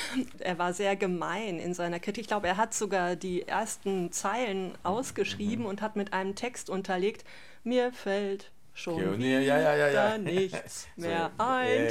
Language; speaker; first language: German; native; German